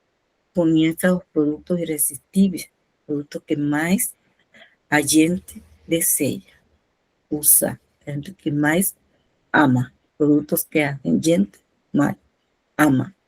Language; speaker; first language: Portuguese; non-native, fluent; Spanish